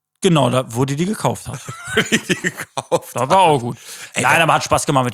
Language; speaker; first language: German; native; German